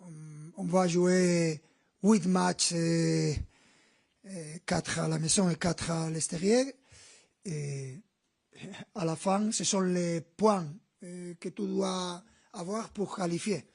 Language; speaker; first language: French; non-native, fluent; Spanish